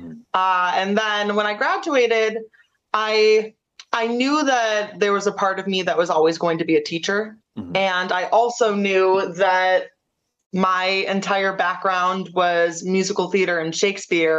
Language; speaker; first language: English; native; English